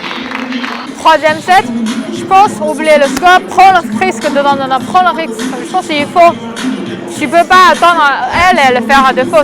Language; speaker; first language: French; non-native, learner; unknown